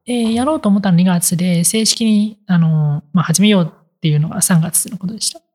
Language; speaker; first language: Japanese; non-native, fluent; Chinese